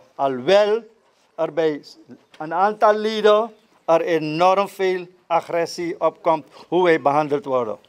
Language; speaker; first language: Dutch; native; Dutch